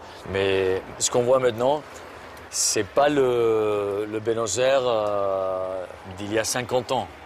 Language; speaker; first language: French; non-native, fluent; Spanish